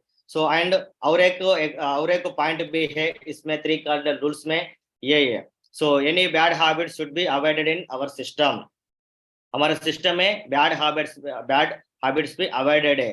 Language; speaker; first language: Hindi; non-native, local second language; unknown